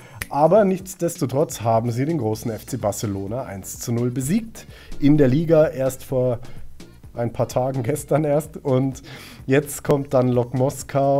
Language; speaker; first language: German; native; German